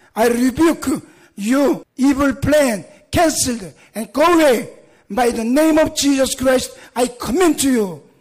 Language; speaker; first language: English; non-native, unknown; Korean